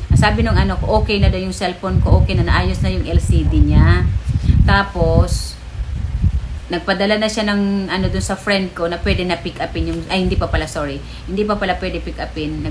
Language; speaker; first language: Filipino; non-native, local second language; Bikol